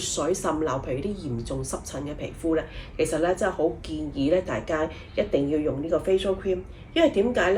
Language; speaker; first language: Cantonese; native; Cantonese